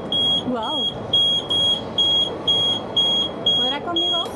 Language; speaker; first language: Spanish; native; Spanish